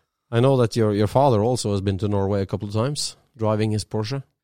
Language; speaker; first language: English; non-native, fluent; Norwegian